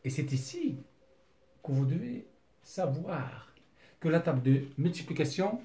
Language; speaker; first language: French; non-native, local second language; Arabic